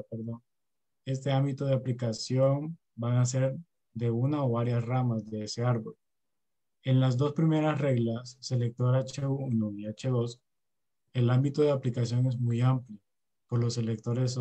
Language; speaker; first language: Spanish; native; Spanish